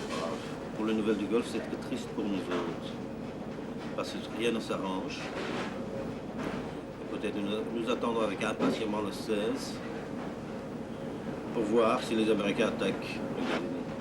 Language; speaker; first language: French; non-native, fluent; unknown